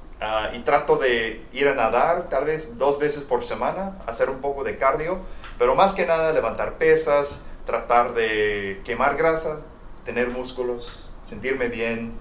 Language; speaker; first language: Spanish; non-native, fluent; English